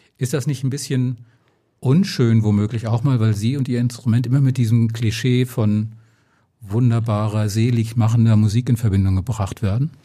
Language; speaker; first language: German; native; German